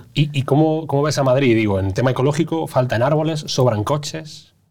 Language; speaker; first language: Spanish; native; Spanish